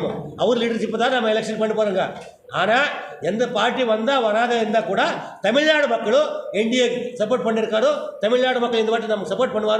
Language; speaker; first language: Tamil; non-native, learner; Kannada